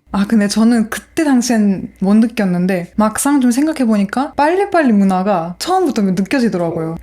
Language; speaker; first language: Korean; non-native, fluent; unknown